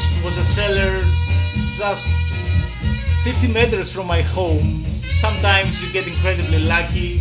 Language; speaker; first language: English; non-native, fluent; Greek